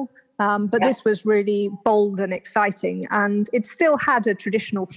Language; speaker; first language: English; native; English